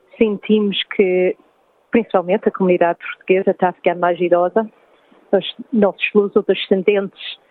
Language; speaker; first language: Portuguese; early bilingual, heritage; English